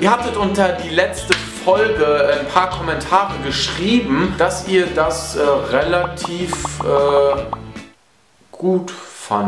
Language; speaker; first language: German; native; German